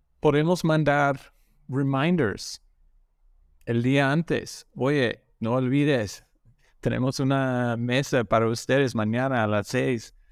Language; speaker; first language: Spanish; non-native, learner; English